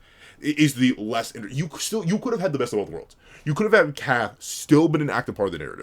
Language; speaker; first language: English; native; English